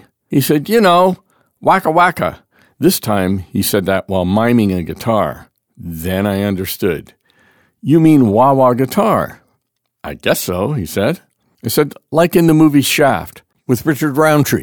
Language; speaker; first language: English; native; English